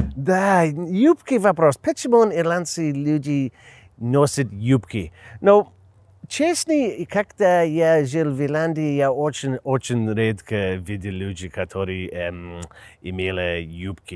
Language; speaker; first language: Russian; non-native, learner; English